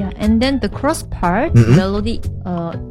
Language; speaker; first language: English; non-native, learner; Korean